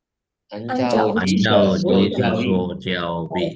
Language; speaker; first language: Chinese; non-native, learner; Sinhala